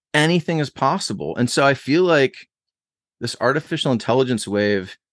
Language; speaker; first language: English; native; English